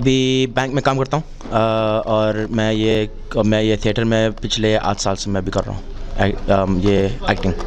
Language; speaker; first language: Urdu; early bilingual, heritage; Urdu